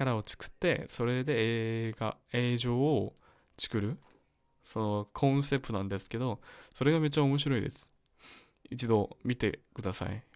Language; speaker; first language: Japanese; non-native, learner; Korean